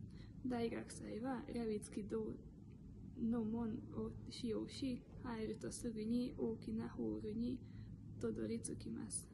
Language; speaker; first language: Japanese; non-native, learner; Hungarian